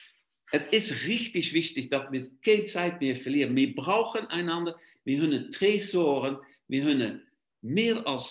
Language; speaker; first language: German; non-native, fluent; Luxembourgish